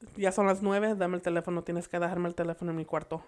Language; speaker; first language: Spanish; early bilingual, heritage; Spanish